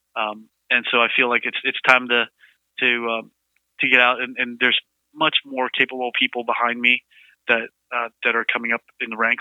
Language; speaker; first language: English; early bilingual, other home language; Vietnamese